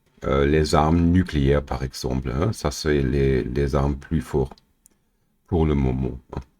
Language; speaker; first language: French; non-native, learner; German